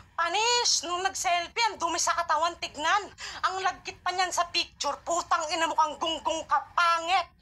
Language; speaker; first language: Filipino; non-native, local second language; Hiligaynon